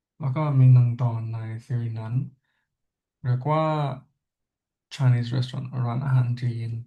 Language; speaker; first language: Thai; non-native, learner; English